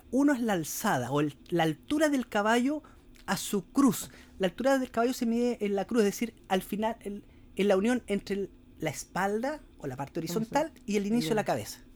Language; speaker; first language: Spanish; native; Spanish